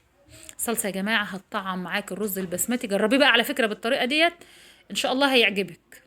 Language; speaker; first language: Arabic; native; Arabic